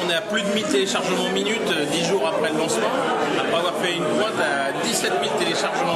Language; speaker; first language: French; native; French